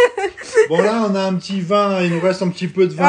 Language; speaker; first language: French; native; French